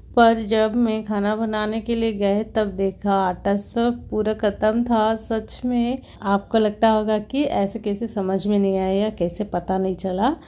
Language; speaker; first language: Hindi; non-native, local second language; Telugu